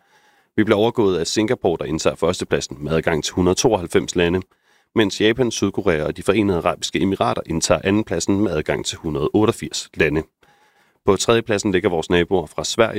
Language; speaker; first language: Danish; native; Danish